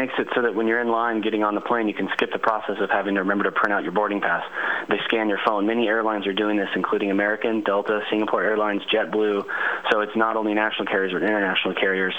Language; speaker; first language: English; native; English